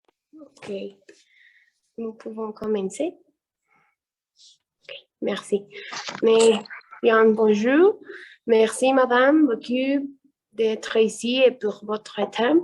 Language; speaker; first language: French; non-native, learner; Spanish